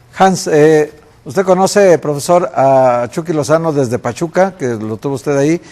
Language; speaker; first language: Spanish; native; Spanish